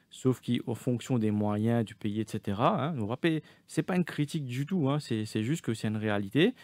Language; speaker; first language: French; non-native, local second language; Morisyen